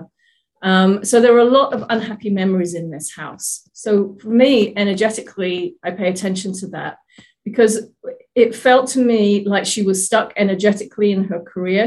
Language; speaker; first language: English; native; English